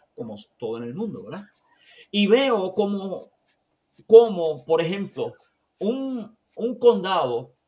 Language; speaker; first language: Spanish; native; Spanish